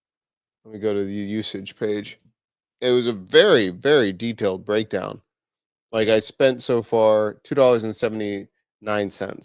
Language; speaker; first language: English; native; English